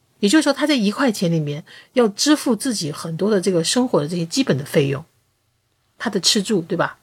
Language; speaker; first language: Chinese; native; Chinese